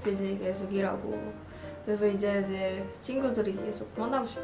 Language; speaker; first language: Korean; non-native, learner; Filipino